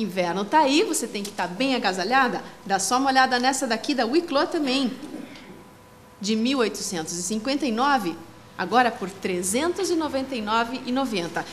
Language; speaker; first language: Portuguese; native; Portuguese